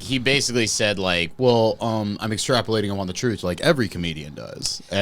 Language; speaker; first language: English; native; English